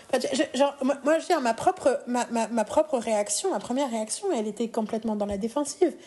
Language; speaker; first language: French; native; French